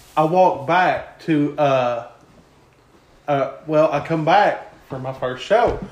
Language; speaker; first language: English; native; English